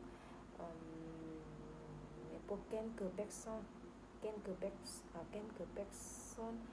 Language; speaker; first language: French; non-native, learner; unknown